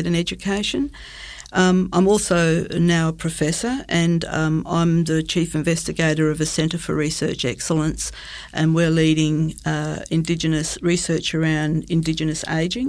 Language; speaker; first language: English; native; English